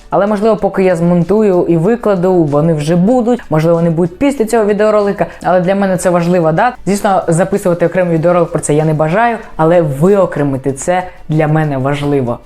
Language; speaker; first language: Ukrainian; non-native, local second language; Russian